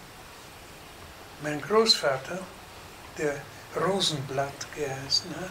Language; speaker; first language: German; native; German